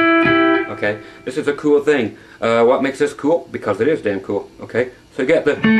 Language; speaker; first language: English; native; English